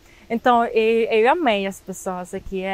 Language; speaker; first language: Portuguese; non-native, fluent; Ukrainian